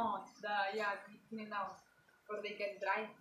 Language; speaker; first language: English; non-native, learner; Spanish